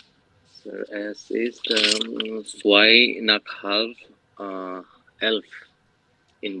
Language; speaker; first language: German; non-native, learner; Bangla